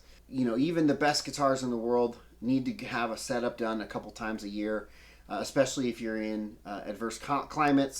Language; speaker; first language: English; native; English